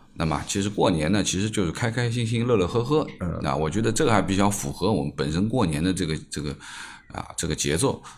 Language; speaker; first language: Chinese; native; Chinese